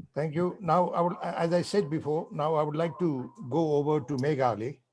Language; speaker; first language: English; non-native, local second language; Nepali